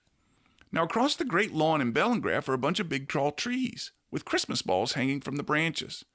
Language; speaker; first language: English; native; English